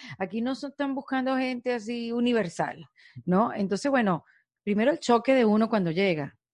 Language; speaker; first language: Spanish; native; Spanish